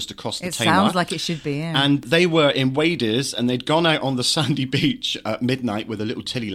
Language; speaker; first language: English; native; English